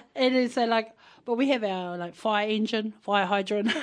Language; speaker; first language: English; native; English